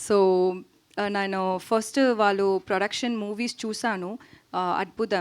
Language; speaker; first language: Telugu; non-native, learner; Tamil